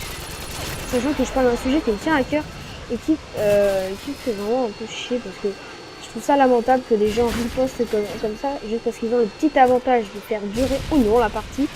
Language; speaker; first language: French; native; French